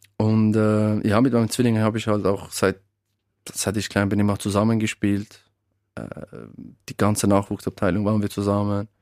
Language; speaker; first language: German; early bilingual, other home language; Albanian